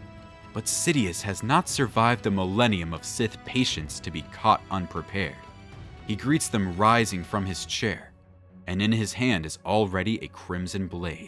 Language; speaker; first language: English; native; English